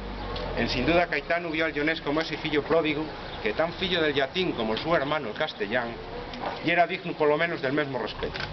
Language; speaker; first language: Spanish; native; Spanish